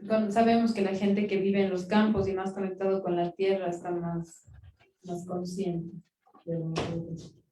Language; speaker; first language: Spanish; native; Spanish